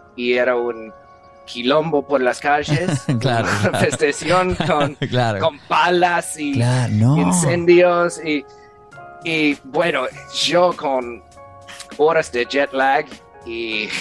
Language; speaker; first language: Spanish; non-native, fluent; English